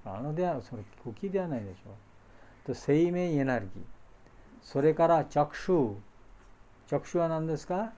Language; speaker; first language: Japanese; non-native, fluent; Bangla